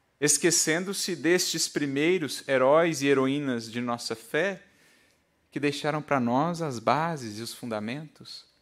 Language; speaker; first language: Portuguese; native; Portuguese